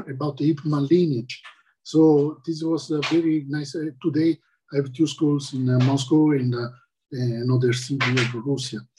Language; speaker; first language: English; non-native, learner; Italian